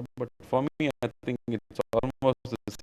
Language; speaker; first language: Telugu; non-native, learner; Tamil